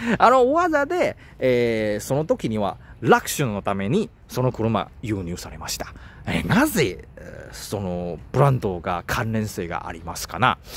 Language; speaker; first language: Japanese; non-native, learner; Chinese